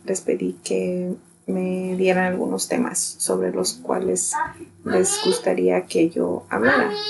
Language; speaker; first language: Spanish; early bilingual, heritage; Spanish